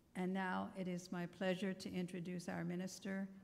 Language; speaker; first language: English; native; English